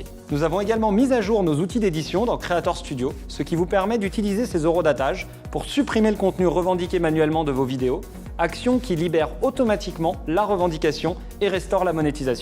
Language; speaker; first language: French; native; French